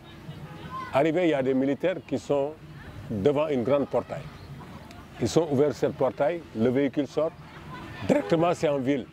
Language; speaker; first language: French; non-native, local second language; Wolof